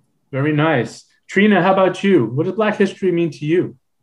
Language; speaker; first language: English; native; English